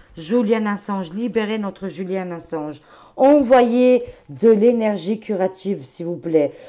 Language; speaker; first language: French; non-native, fluent; Albanian